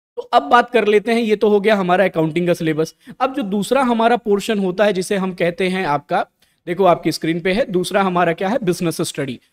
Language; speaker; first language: Hindi; native; Hindi